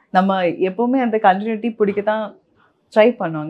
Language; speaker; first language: Tamil; non-native, local second language; Malayalam